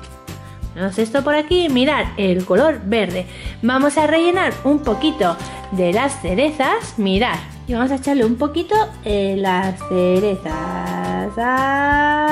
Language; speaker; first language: Spanish; native; Spanish